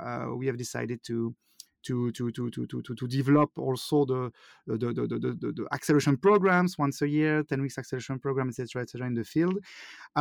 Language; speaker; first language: English; non-native, fluent; French